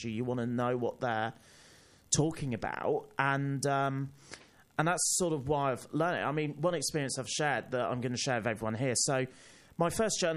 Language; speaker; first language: English; native; English